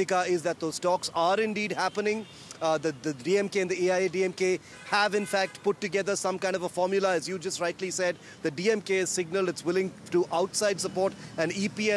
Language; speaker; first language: English; non-native, local second language; Tamil